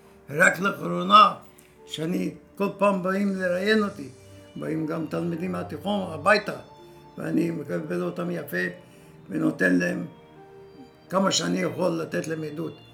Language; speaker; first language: Hebrew; non-native, fluent; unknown